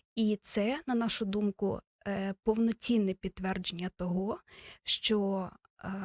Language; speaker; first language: Ukrainian; native; Ukrainian